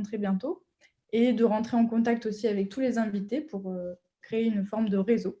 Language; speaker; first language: French; native; French